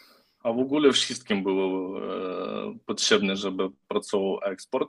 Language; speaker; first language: Polish; non-native, learner; Ukrainian